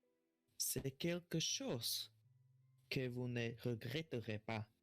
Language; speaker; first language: French; non-native, learner; Slovak